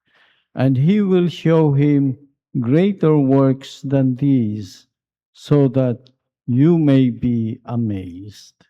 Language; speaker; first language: English; non-native, local second language; Filipino